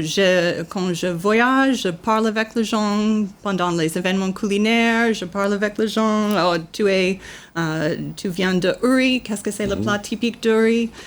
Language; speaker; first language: French; non-native, learner; English